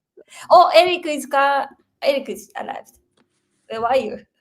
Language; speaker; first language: English; non-native, learner; Japanese